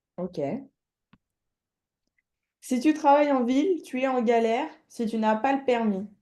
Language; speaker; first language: French; native; French